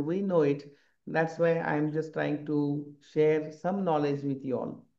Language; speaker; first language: English; non-native, local second language; Marathi